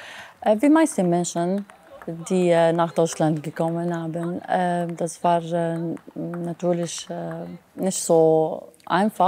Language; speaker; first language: German; non-native, learner; Arabic